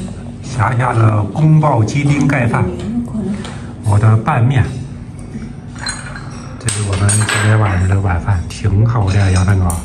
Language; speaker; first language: Chinese; native; Chinese